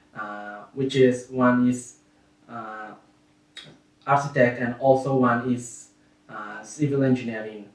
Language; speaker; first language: English; non-native, learner; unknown